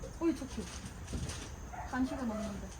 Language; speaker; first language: Korean; native; Korean